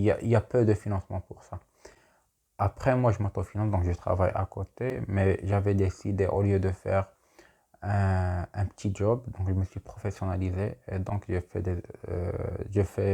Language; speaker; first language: French; non-native, local second language; Arabic